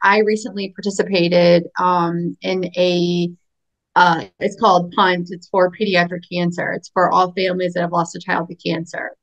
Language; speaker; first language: English; native; English